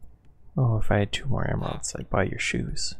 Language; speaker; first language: English; native; English